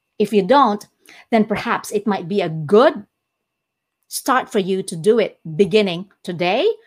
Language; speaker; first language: English; non-native, local second language; Cebuano